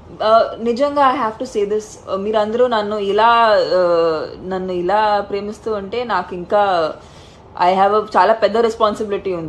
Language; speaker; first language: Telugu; non-native, fluent; Hindi